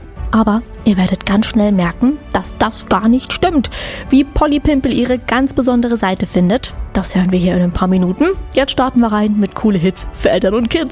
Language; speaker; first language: German; native; German